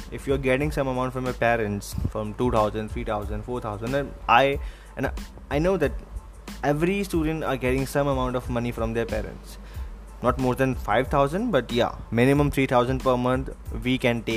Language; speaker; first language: English; non-native, local second language; Hindi